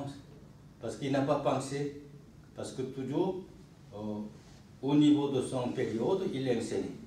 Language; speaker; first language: French; non-native, learner; Korean